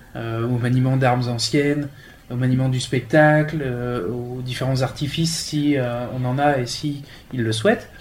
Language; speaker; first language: French; native; French